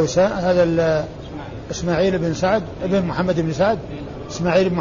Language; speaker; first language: Arabic; native; Arabic